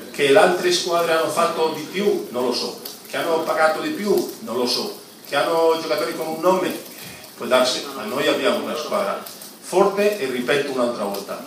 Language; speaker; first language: Italian; non-native, fluent; Spanish